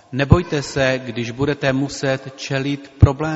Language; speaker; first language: Czech; native; Czech